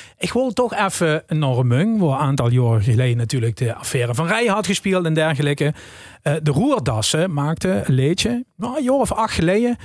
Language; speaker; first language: Dutch; native; Dutch